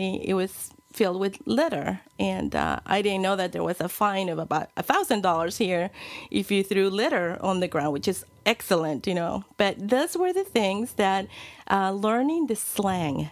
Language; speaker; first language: English; non-native, fluent; Spanish